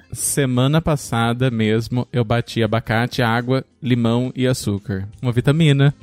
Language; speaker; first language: Portuguese; native; Portuguese